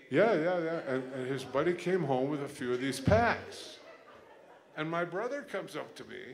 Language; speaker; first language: English; native; English